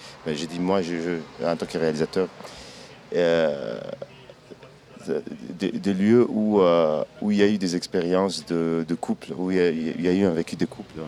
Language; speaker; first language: French; non-native, local second language; Kinyarwanda